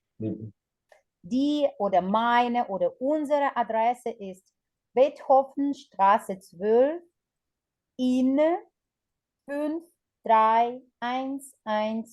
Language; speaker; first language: German; non-native, fluent; Ukrainian